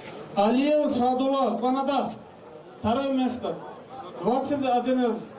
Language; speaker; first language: Russian; non-native, local second language; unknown